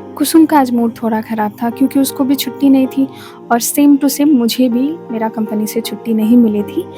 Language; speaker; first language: Hindi; non-native, local second language; Bangla